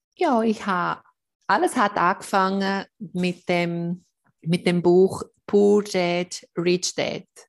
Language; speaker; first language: German; non-native, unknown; Portuguese